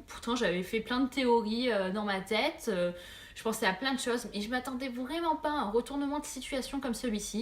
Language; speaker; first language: French; native; French